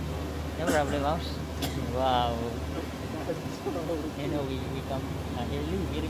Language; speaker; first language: English; non-native, learner; Filipino